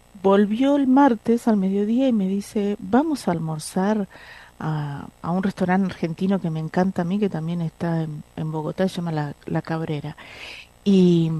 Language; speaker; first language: Spanish; native; Spanish